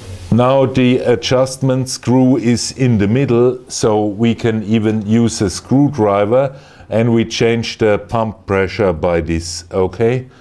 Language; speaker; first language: English; non-native, fluent; German